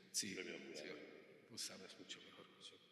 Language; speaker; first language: Spanish; non-native, fluent; Hungarian